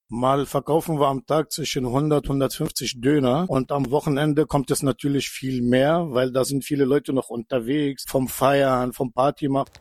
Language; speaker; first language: German; non-native, fluent; Turkish